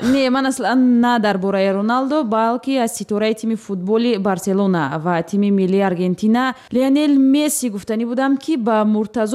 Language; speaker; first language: Tajik; native; Tajik